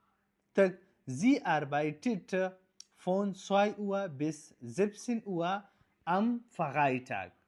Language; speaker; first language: German; non-native, fluent; Urdu